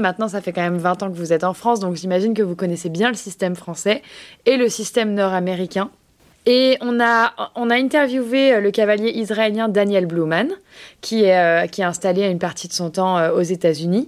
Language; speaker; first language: French; native; French